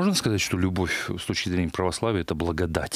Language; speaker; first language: Russian; native; Russian